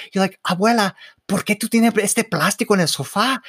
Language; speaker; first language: Spanish; early bilingual, heritage; Spanish